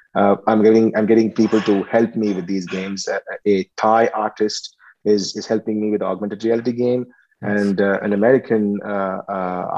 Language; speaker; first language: English; non-native, local second language; Tamil